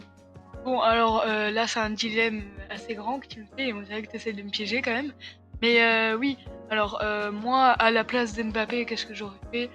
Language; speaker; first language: French; native; French